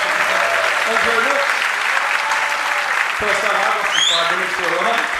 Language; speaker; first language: English; native; English